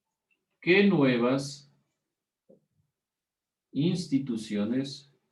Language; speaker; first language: Spanish; native; Spanish